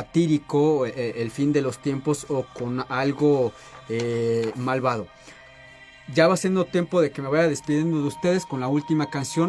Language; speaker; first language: Spanish; native; Spanish